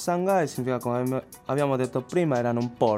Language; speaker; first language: Italian; non-native, learner; Chinese